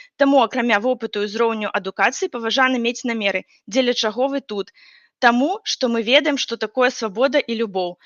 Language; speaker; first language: Belarusian; non-native, local second language; Russian